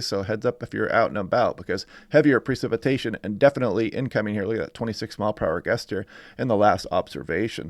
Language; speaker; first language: English; native; English